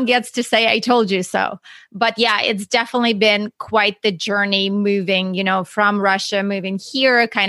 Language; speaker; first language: English; non-native, fluent; Russian